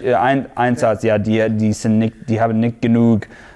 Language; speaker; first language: German; non-native, fluent; English